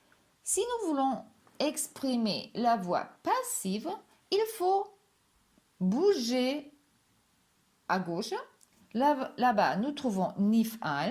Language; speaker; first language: French; non-native, fluent; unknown